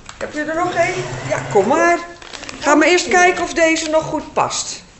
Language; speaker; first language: Dutch; native; Dutch